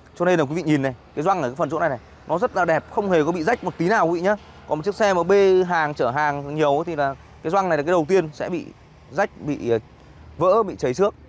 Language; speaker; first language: Vietnamese; native; Vietnamese